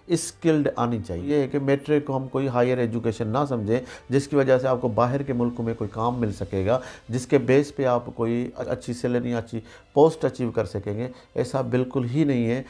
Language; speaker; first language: Urdu; non-native, local second language; Sindhi